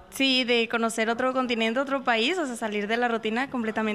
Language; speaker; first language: Spanish; native; Spanish